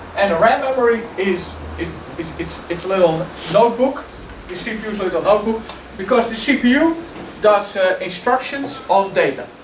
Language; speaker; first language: English; non-native, fluent; Dutch